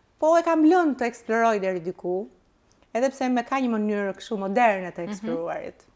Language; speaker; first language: Albanian; early bilingual, heritage; Albanian